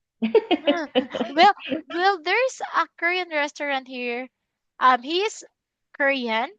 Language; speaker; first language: English; non-native, local second language; Filipino